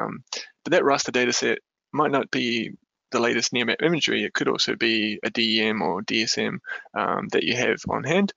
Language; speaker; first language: English; native; English